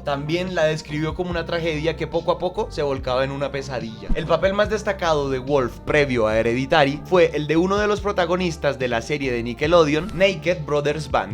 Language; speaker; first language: Spanish; native; Spanish